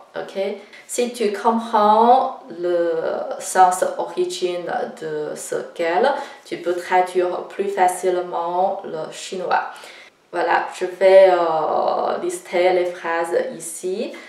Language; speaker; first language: French; non-native, fluent; Chinese